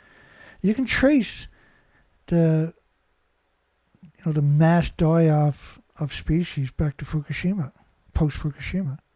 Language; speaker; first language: English; native; English